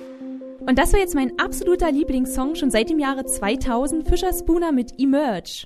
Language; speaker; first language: German; native; German